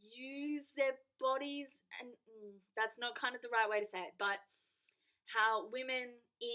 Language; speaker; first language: English; native; English